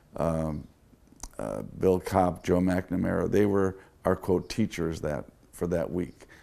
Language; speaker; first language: English; native; English